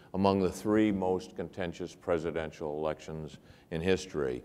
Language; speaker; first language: English; native; English